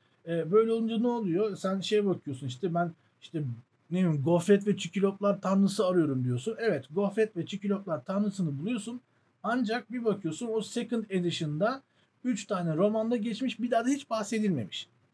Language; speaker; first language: Turkish; native; Turkish